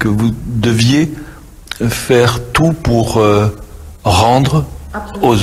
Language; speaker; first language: French; native; French